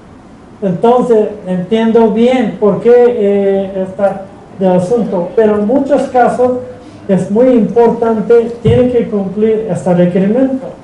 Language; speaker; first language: Spanish; non-native, fluent; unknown